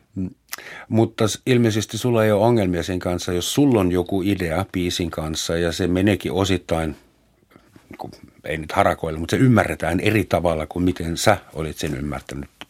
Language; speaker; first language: Finnish; non-native, fluent; German